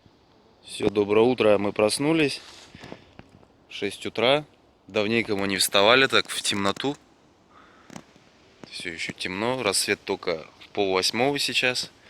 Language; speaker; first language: Russian; native; Russian